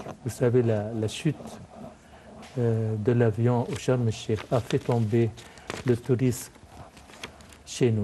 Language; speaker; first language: French; non-native, fluent; Arabic